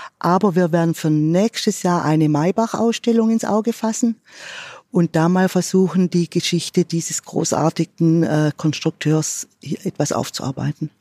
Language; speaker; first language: German; native; German